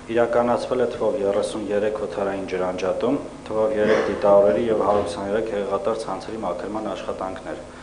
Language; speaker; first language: Armenian; native; Armenian